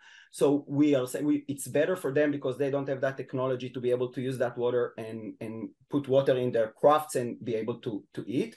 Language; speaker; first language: English; non-native, fluent; Hebrew